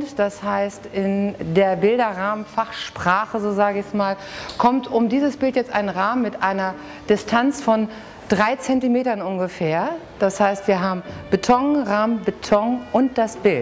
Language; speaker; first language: German; native; German